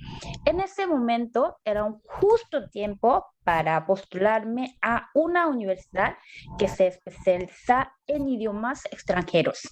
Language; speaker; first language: Spanish; non-native, learner; Korean